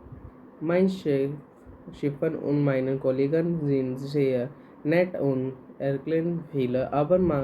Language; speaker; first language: German; non-native, learner; Hindi